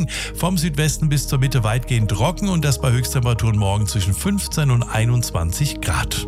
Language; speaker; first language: German; native; German